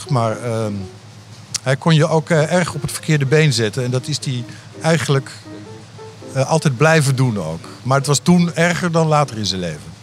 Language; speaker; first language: Dutch; native; Dutch